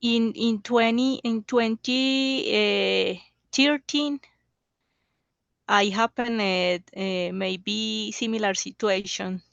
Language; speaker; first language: English; non-native, learner; Spanish